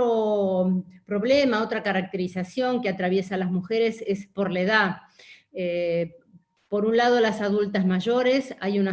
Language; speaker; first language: Spanish; native; Spanish